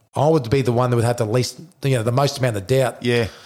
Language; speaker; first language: English; native; English